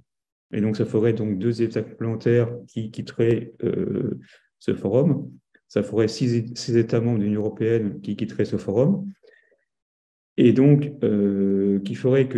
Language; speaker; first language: French; native; French